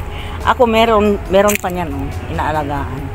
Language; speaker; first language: Filipino; native; Filipino